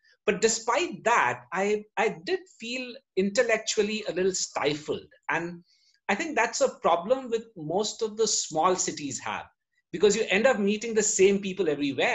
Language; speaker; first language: English; non-native, local second language; Hindi